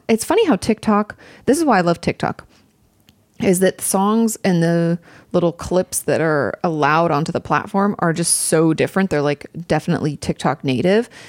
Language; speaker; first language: English; native; English